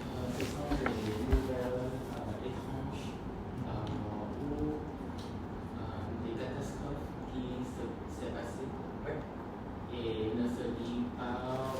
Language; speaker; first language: French; non-native, learner; Khmer